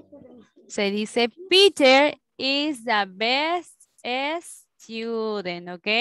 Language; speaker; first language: English; non-native, learner; Spanish